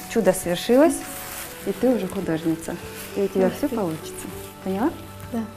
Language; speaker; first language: Russian; native; Russian